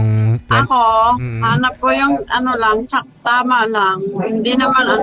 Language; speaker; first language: Filipino; non-native, local second language; Hiligaynon